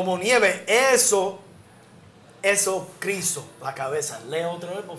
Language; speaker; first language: Spanish; non-native, learner; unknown